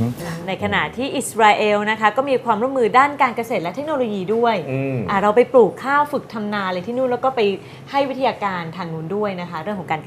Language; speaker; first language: Thai; native; Thai